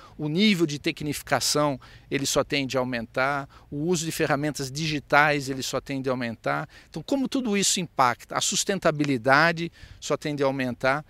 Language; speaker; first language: Portuguese; native; Portuguese